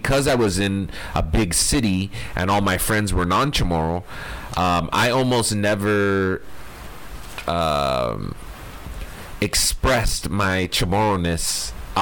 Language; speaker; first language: English; early bilingual, other home language; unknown